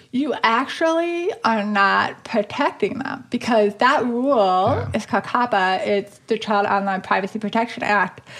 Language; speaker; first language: English; native; English